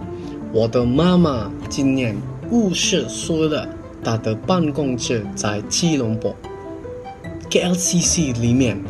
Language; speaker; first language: Chinese; non-native, learner; Malay